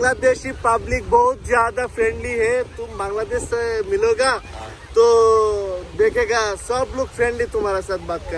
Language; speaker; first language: Hindi; non-native, learner; Nepali